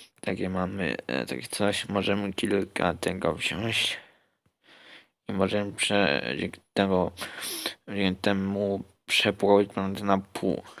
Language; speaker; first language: Polish; native; Polish